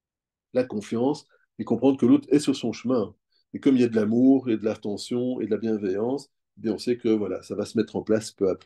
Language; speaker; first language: French; native; French